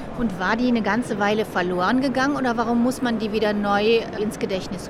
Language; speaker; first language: German; native; German